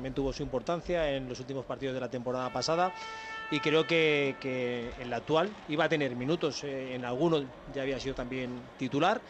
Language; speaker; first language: Spanish; native; Spanish